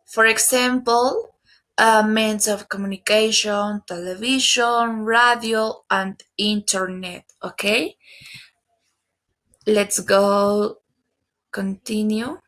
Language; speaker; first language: English; non-native, learner; Spanish